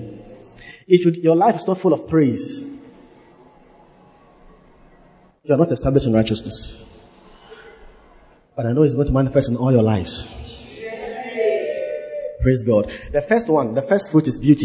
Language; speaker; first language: English; non-native, local second language; Akan